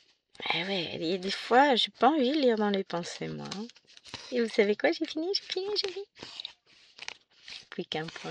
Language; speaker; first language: French; native; French